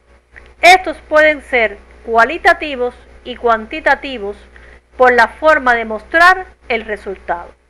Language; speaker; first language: Spanish; native; Spanish